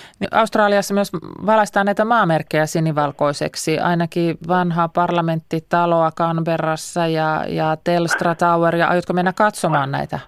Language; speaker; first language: Finnish; native; Finnish